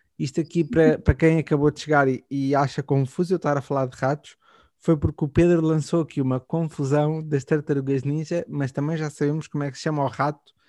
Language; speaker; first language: Portuguese; native; Portuguese